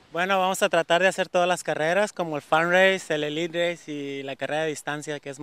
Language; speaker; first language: Spanish; native; Spanish